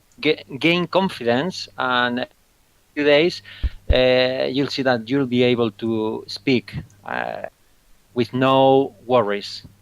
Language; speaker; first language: English; non-native, fluent; Spanish